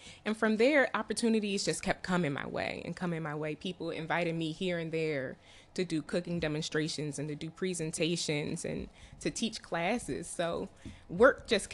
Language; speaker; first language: English; native; English